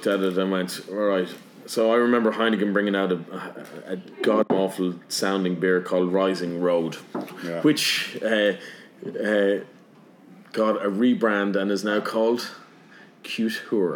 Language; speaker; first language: English; native; English